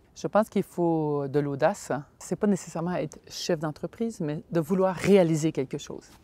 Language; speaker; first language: French; native; French